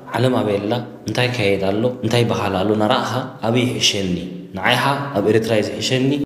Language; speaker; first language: Tigrinya; early bilingual, heritage; Tigrinya